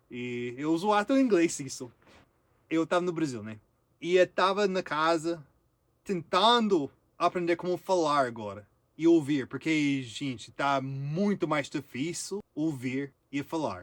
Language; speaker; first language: Portuguese; non-native, learner; English